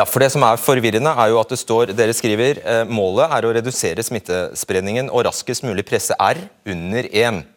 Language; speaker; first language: Norwegian; native; Norwegian